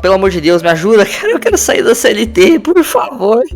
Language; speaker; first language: Portuguese; native; Portuguese